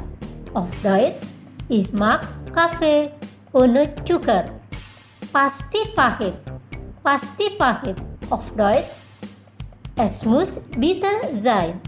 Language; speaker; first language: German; non-native, fluent; Indonesian